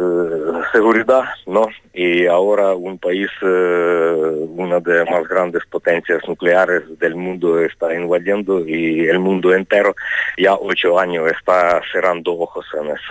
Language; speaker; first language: Spanish; non-native, fluent; Ukrainian